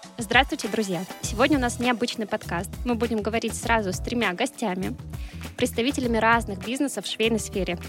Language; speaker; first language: Russian; native; Russian